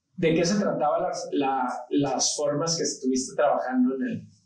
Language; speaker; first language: Spanish; native; Spanish